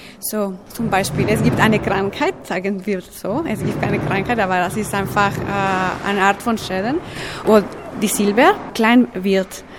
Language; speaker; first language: German; non-native, fluent; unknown